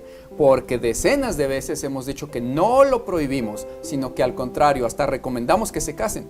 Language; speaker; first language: Spanish; native; Spanish